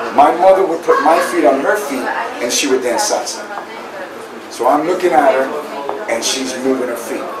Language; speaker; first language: English; native; English